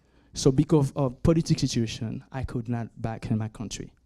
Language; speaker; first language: English; non-native, learner; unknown